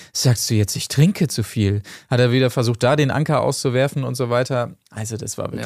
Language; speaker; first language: German; native; German